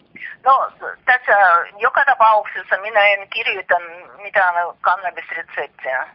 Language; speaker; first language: Finnish; non-native, learner; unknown